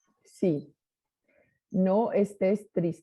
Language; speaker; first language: Spanish; non-native, learner; Portuguese